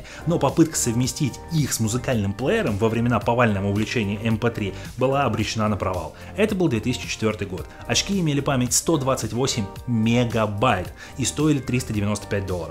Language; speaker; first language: Russian; native; Russian